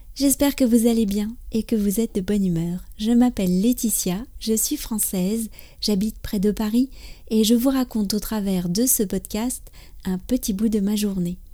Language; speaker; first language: French; native; French